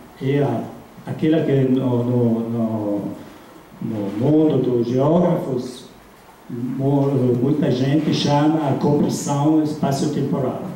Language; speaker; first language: Portuguese; non-native, fluent; Italian